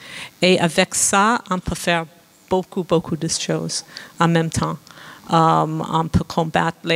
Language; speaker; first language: French; non-native, fluent; English